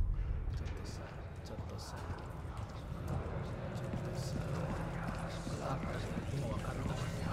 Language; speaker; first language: Japanese; non-native, fluent; Indonesian